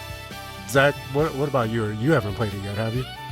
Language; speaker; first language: English; native; English